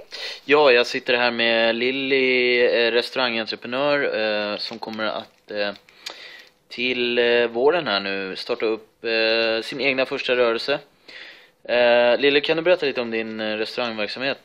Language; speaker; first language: Swedish; native; Swedish